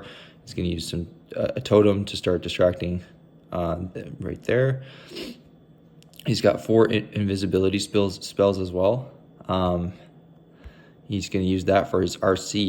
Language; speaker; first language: English; native; English